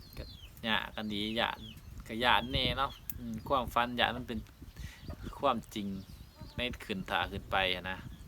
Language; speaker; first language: Lao; native; Lao